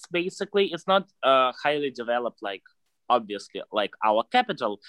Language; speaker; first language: English; non-native, fluent; Russian